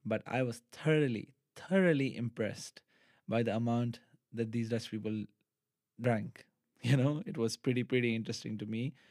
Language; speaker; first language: English; non-native, local second language; Urdu